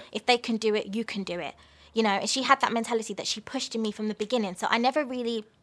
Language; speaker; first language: English; native; English